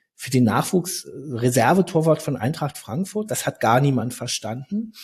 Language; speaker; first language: German; native; German